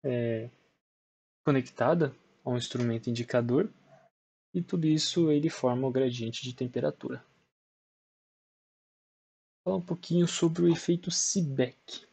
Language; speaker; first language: Portuguese; native; Portuguese